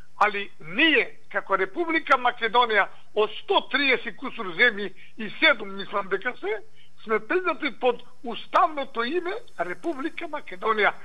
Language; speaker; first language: Macedonian; native; Macedonian